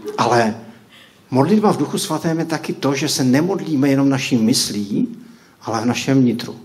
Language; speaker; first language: Czech; native; Czech